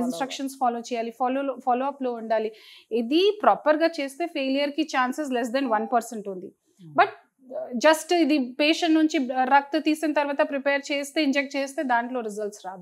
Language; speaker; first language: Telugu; non-native, fluent; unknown